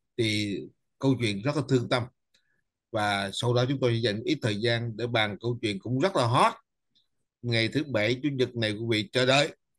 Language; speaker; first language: Vietnamese; native; Vietnamese